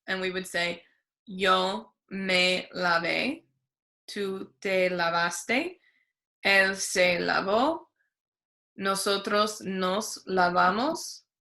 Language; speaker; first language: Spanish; non-native, fluent; English